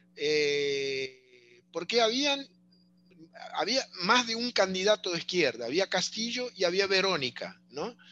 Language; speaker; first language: Spanish; non-native, fluent; Portuguese